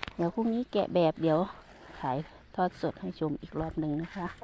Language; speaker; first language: Thai; native; Thai